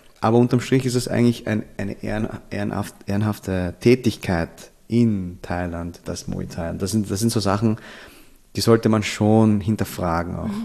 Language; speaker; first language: German; early bilingual, other home language; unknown